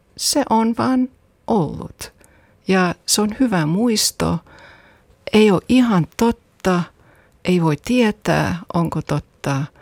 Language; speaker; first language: Finnish; non-native, fluent; English